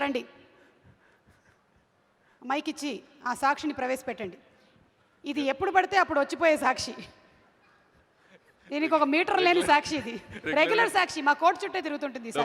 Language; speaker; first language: Telugu; native; Telugu